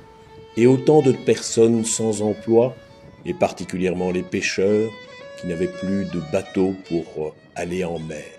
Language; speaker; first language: French; native; French